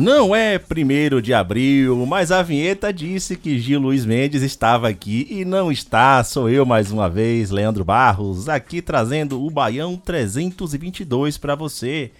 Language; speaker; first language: Portuguese; native; Portuguese